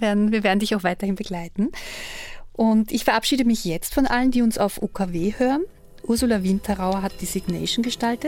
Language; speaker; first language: German; native; German